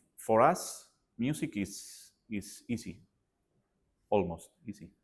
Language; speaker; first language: English; non-native, learner; Spanish